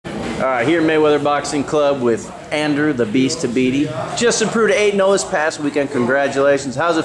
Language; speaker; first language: English; native; English